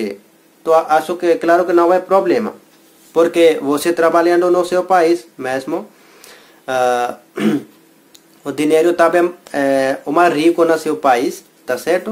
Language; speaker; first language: Portuguese; non-native, learner; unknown